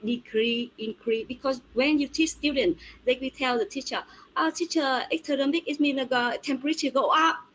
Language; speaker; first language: English; non-native, fluent; Vietnamese